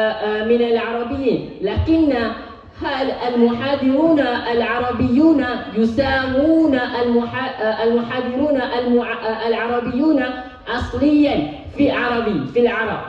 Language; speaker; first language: Arabic; non-native, learner; Malay